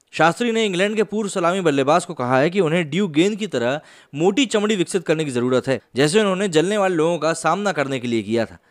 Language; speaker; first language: Hindi; native; Hindi